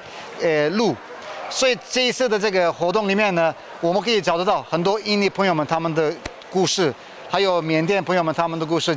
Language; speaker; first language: Chinese; non-native, fluent; Turkish